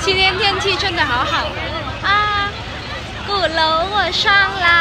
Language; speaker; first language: Chinese; non-native, fluent; Vietnamese